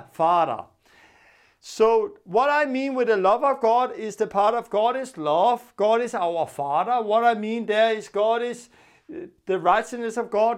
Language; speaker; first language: English; non-native, fluent; Danish